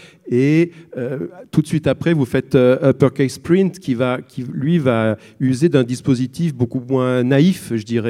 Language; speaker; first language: French; native; French